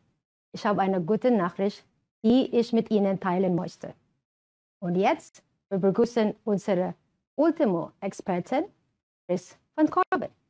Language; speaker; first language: German; non-native, fluent; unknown